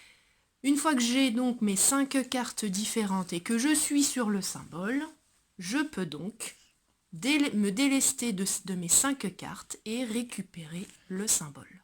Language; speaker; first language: French; native; French